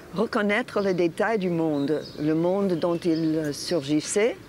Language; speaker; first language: French; non-native, fluent; English